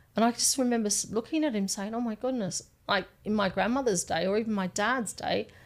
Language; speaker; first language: English; native; English